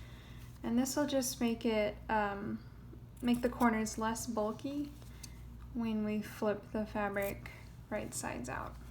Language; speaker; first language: English; native; English